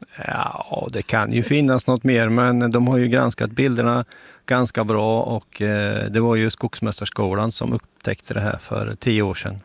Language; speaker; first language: Swedish; native; Swedish